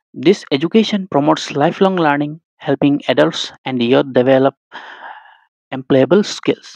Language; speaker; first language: English; non-native, local second language; Assamese